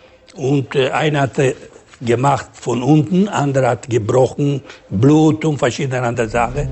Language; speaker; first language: German; non-native, learner; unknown